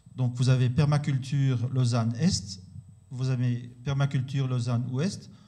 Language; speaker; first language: French; native; French